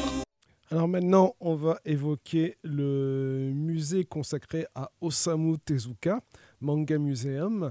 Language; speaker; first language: French; native; French